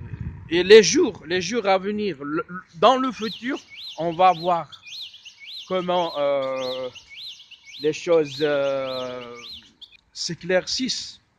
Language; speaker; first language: French; non-native, fluent; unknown